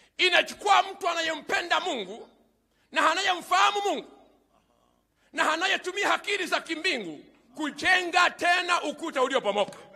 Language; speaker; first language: Swahili; native; Swahili